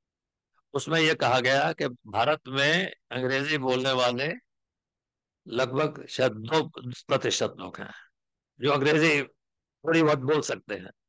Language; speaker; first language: Hindi; native; Hindi